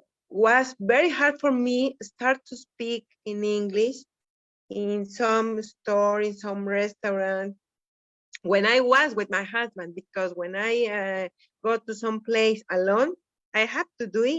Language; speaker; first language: English; non-native, fluent; Spanish